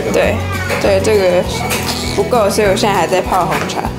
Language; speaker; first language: Chinese; native; Chinese